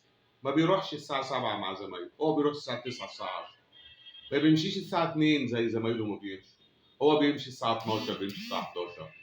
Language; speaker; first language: Arabic; native; Arabic